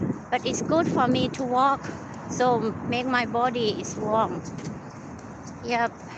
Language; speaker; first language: English; non-native, learner; Thai